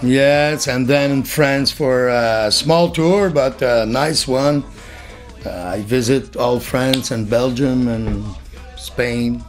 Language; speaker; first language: English; non-native, learner; French